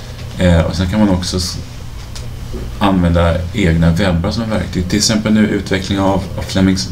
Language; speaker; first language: Swedish; native; Swedish